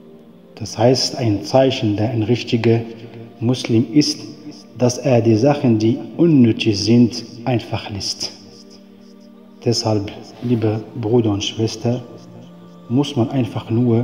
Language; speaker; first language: German; non-native, fluent; Arabic